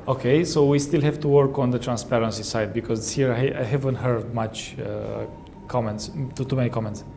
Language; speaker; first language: English; non-native, fluent; Romanian